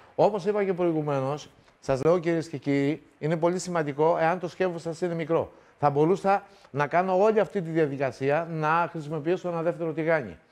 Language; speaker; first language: Greek; native; Greek